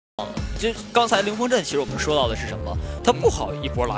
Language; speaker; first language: Chinese; native; Chinese